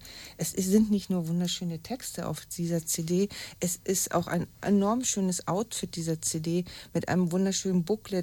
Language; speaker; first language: German; native; German